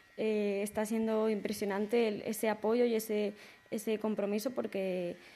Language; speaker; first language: Spanish; native; Spanish